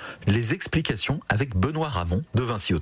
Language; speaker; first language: French; native; French